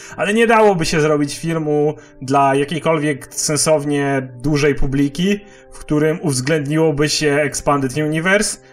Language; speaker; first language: Polish; native; Polish